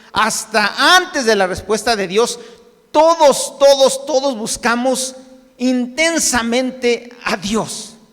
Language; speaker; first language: Spanish; native; Spanish